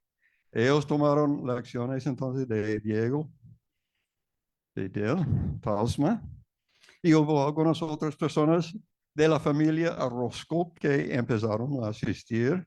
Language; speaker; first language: Spanish; non-native, fluent; English